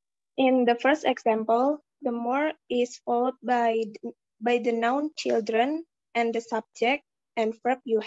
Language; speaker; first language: English; non-native, learner; Indonesian